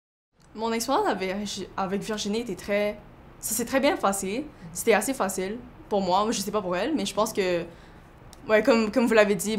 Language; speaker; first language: French; early bilingual, other home language; Chinese